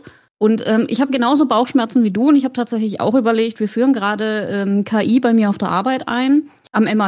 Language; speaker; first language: German; native; German